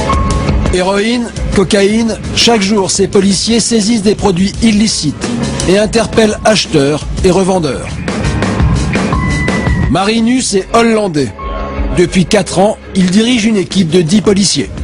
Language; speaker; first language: French; native; French